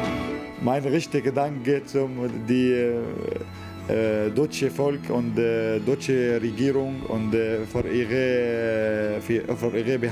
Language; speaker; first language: German; non-native, learner; Arabic